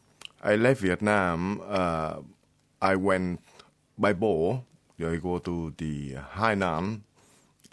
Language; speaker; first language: English; non-native, learner; Vietnamese